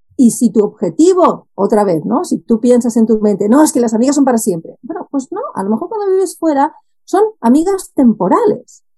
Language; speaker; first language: Spanish; native; Spanish